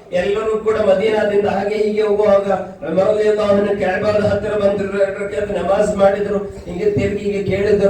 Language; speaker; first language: Kannada; non-native, local second language; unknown